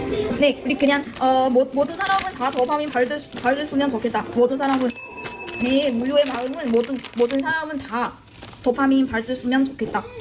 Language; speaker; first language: Korean; non-native, learner; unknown